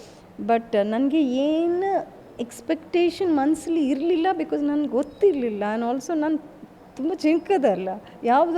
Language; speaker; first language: Kannada; early bilingual, heritage; English